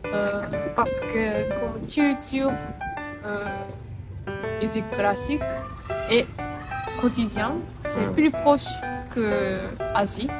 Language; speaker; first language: French; non-native, learner; Japanese